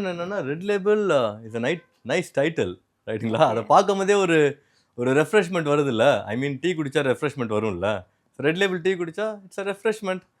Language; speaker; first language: Tamil; native; Tamil